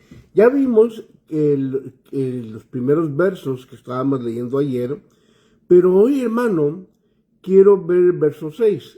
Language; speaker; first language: Spanish; native; Spanish